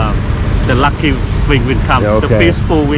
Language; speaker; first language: English; non-native, fluent; Vietnamese